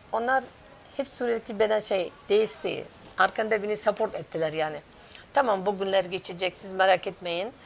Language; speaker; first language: Turkish; non-native, learner; Persian